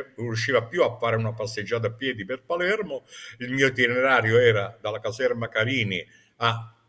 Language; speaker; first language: Italian; native; Italian